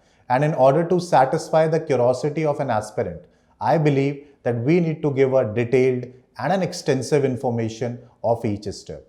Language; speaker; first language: English; non-native, local second language; Hindi